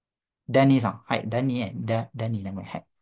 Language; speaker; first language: Japanese; non-native, fluent; Malay